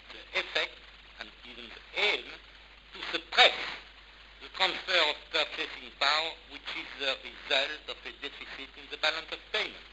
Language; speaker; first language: English; non-native, fluent; French